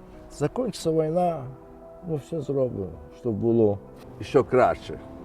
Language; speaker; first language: Ukrainian; non-native, fluent; Azerbaijani